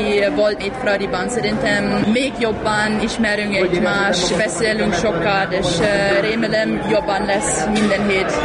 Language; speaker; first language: Hungarian; non-native, learner; German